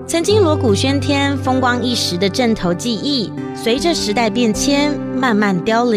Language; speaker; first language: Chinese; native; Chinese